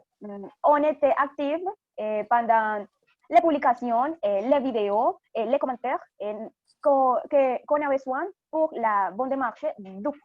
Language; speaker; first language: French; non-native, fluent; Spanish